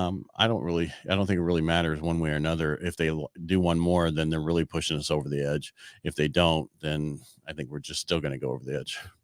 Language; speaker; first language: English; native; English